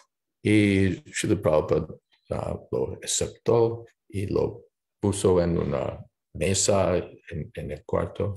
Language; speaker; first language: Spanish; non-native, fluent; English